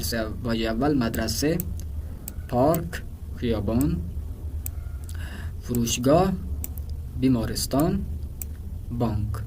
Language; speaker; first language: Persian; non-native, fluent; Urdu